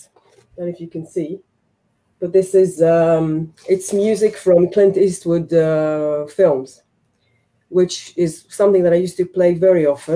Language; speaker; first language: English; non-native, fluent; Hebrew